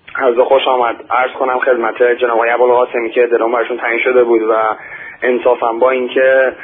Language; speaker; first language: Persian; native; Persian